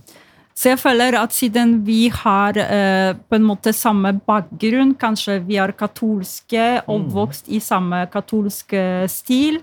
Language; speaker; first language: Norwegian; non-native, fluent; Polish